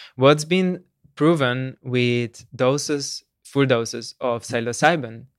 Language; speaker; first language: English; non-native, fluent; Slovenian